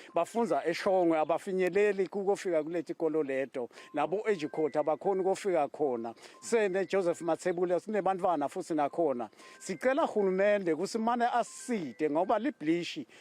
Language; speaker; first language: Zulu; non-native, local second language; Swati